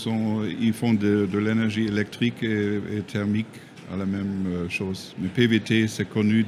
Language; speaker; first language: French; non-native, learner; German